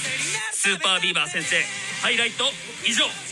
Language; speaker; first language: Japanese; native; Japanese